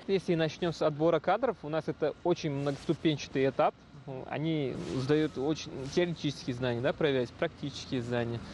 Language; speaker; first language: Russian; non-native, local second language; Uzbek